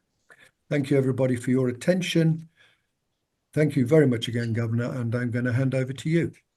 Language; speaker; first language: English; native; English